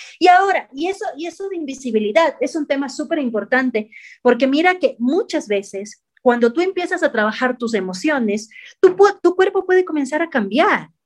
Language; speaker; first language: Spanish; native; Spanish